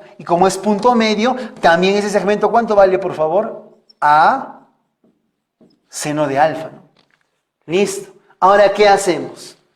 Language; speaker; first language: Spanish; native; Spanish